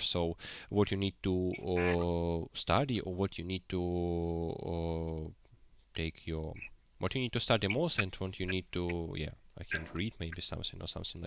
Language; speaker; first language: English; non-native, learner; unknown